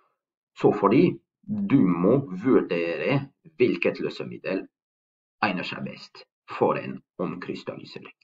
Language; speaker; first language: Norwegian; non-native, fluent; French